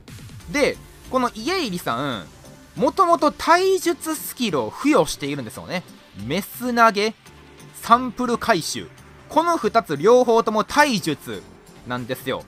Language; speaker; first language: Japanese; native; Japanese